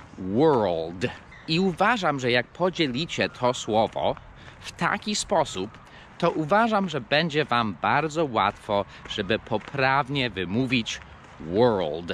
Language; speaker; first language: Polish; non-native, fluent; English